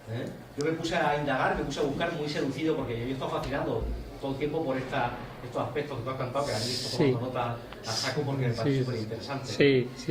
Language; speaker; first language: Spanish; native; Spanish